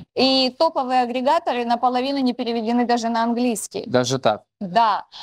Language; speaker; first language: Russian; native; Russian